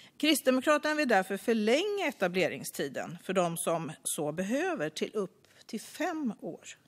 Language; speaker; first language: Swedish; native; Swedish